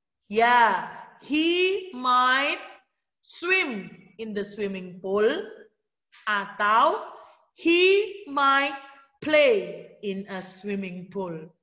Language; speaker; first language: English; non-native, fluent; Indonesian